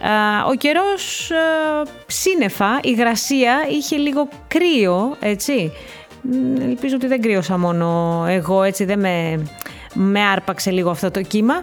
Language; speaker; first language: Greek; native; Greek